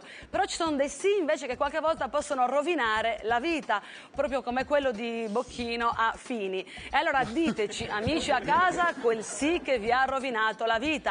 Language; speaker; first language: Italian; native; Italian